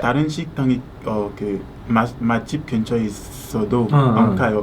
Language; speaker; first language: Korean; non-native, learner; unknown